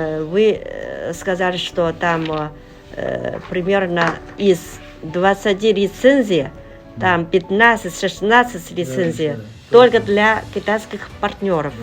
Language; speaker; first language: Russian; non-native, fluent; Chinese